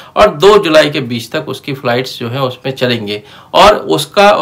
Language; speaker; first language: Hindi; native; Hindi